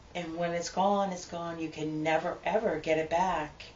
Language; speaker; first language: English; native; English